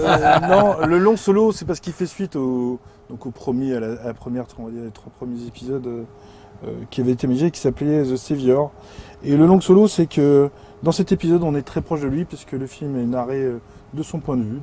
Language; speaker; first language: French; native; French